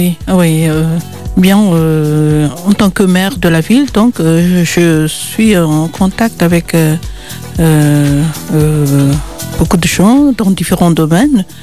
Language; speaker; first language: French; non-native, local second language; Malagasy